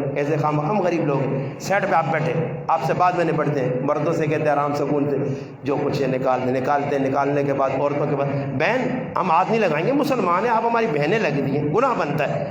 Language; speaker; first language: Urdu; non-native, local second language; Punjabi